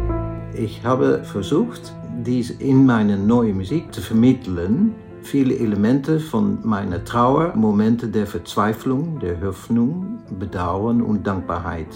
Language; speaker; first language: German; non-native, learner; Dutch